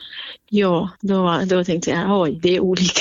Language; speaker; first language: Swedish; non-native, fluent; Central Kurdish